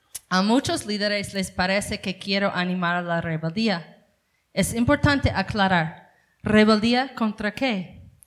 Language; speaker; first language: Spanish; non-native, fluent; English